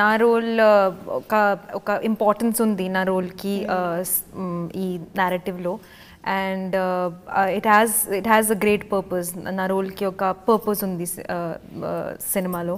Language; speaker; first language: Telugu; non-native, learner; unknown